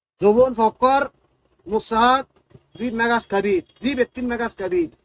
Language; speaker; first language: Arabic; non-native, learner; Bangla